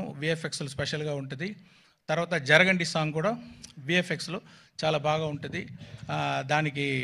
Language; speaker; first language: Telugu; non-native, fluent; Tamil